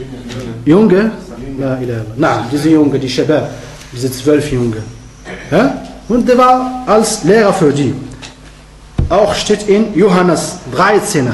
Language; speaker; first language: German; non-native, fluent; Arabic